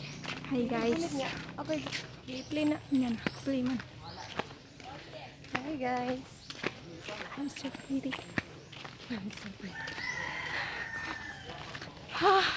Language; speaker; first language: Filipino; non-native, local second language; Cebuano